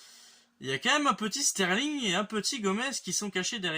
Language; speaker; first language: French; native; French